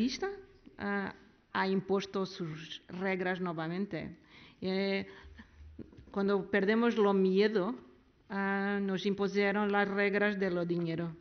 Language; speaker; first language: Spanish; non-native, learner; Portuguese